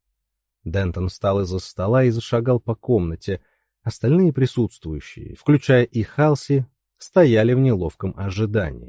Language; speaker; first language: Russian; native; Russian